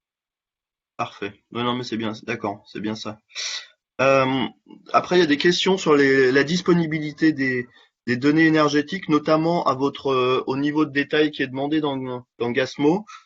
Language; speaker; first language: French; native; French